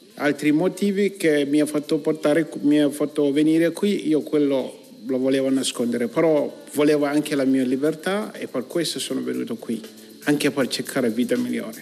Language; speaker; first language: Italian; non-native, learner; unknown